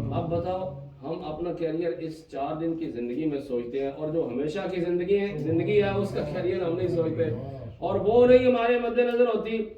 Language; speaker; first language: Urdu; non-native, local second language; Punjabi